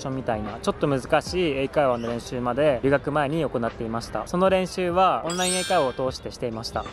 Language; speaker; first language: Japanese; native; Japanese